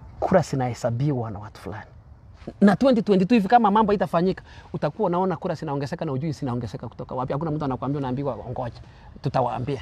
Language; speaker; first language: Swahili; non-native, local second language; Gusii